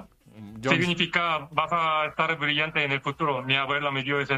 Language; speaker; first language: Spanish; non-native, fluent; Korean